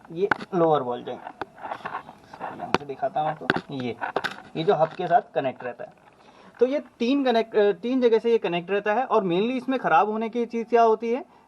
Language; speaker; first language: Hindi; native; Hindi